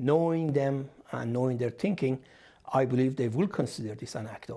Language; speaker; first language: English; non-native, fluent; Persian